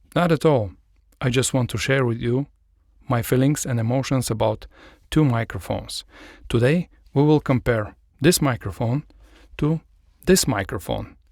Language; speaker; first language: English; non-native, fluent; Bulgarian